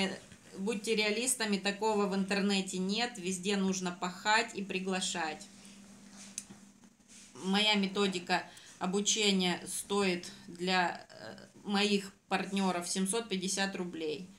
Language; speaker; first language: Russian; native; Russian